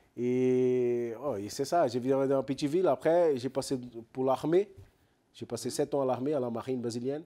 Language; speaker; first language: French; non-native, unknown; Portuguese